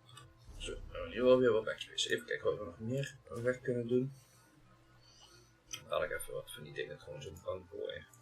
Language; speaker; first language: Dutch; native; Dutch